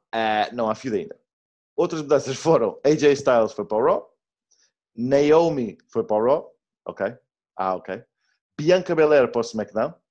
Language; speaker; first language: Portuguese; native; Portuguese